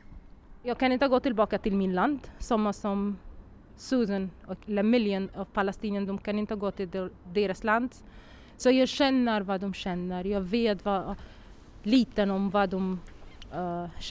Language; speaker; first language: Swedish; non-native, learner; Arabic